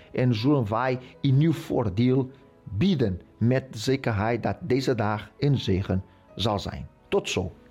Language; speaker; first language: Dutch; non-native, fluent; Portuguese